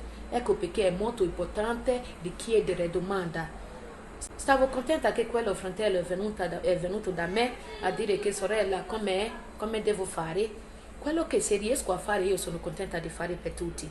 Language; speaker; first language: Italian; non-native, learner; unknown